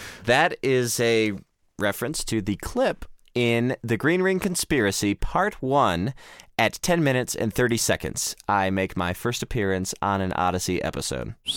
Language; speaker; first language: English; native; English